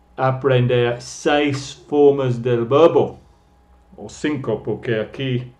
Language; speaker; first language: Spanish; non-native, fluent; English